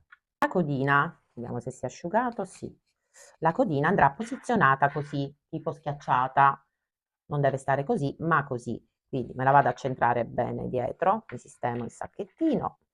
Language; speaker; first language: Italian; native; Italian